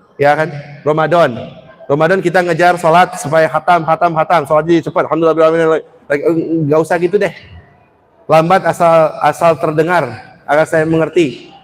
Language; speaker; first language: Indonesian; early bilingual, heritage; Indonesian